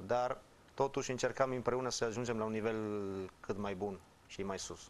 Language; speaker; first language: Romanian; non-native, fluent; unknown